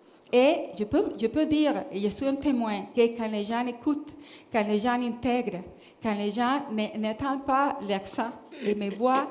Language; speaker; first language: French; non-native, fluent; Spanish